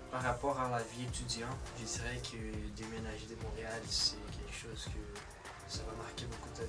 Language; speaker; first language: French; non-native, fluent; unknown